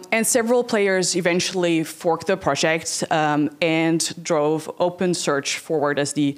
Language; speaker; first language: English; non-native, fluent; Dutch